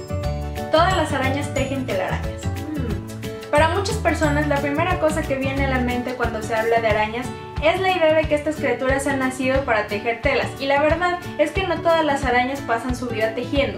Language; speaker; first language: Spanish; native; Spanish